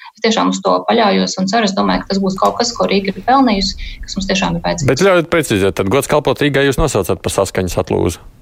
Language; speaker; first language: Latvian; non-native, local second language; Russian